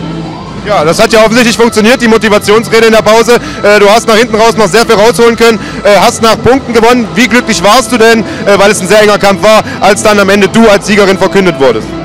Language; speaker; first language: German; native; German